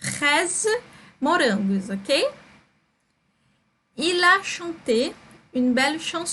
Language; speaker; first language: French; non-native, fluent; Portuguese